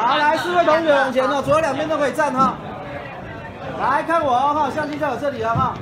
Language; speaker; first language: Chinese; native; Chinese